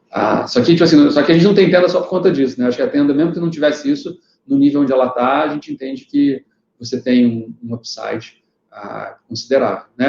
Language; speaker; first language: Portuguese; native; Portuguese